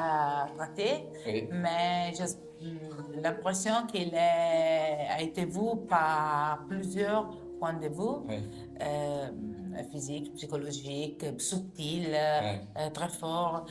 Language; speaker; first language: French; non-native, learner; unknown